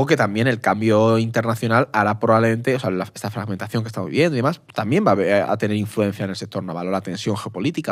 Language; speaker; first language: Spanish; native; Spanish